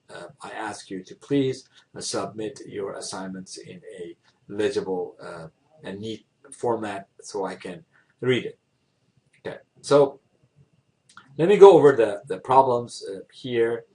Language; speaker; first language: English; non-native, fluent; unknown